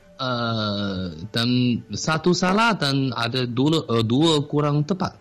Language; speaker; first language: Malay; non-native, fluent; Chinese